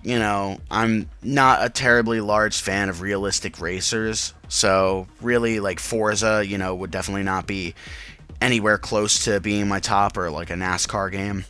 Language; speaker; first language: English; native; English